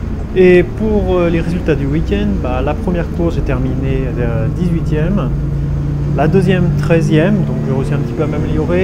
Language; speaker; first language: French; native; French